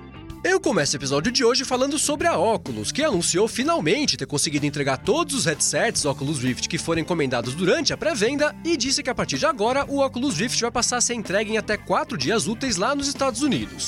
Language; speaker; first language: Portuguese; native; Portuguese